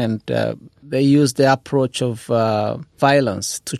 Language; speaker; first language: English; non-native, local second language; Kinyarwanda